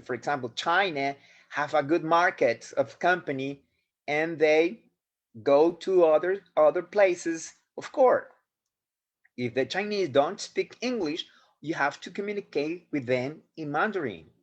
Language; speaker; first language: English; non-native, fluent; Spanish